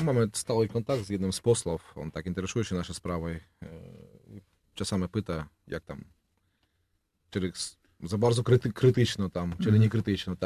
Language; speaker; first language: Polish; non-native, learner; Russian